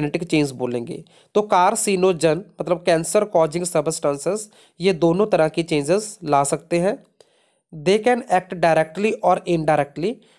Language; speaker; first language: Hindi; non-native, local second language; Punjabi